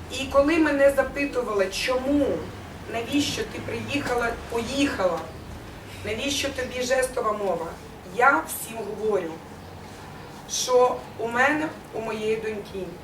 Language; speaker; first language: Ukrainian; non-native, local second language; Russian